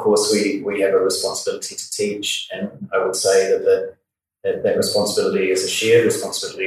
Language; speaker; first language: English; native; English